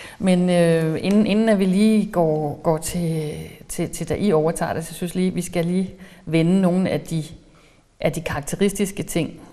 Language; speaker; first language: Danish; native; Danish